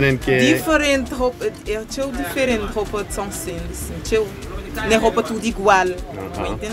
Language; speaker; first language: Portuguese; non-native, local second language; Kabuverdianu